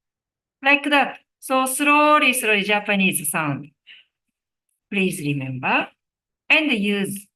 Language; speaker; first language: English; non-native, learner; Japanese